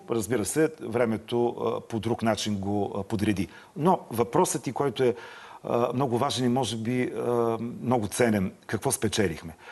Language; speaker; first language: Bulgarian; native; Bulgarian